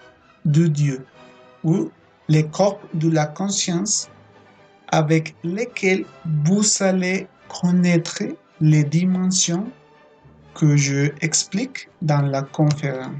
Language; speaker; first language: French; non-native, fluent; Spanish